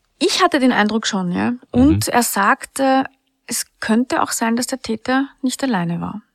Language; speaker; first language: German; native; German